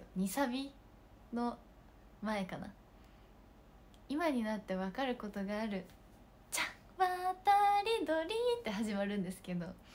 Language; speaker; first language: Japanese; native; Japanese